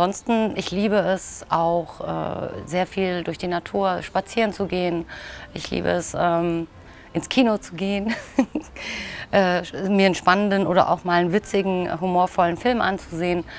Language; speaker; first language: German; native; German